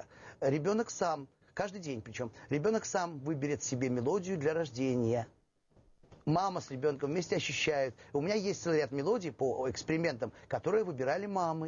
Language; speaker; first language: Russian; native; Russian